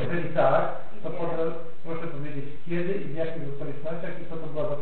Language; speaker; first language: Polish; native; Polish